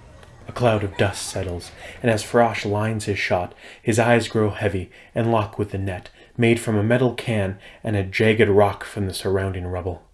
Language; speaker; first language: English; native; English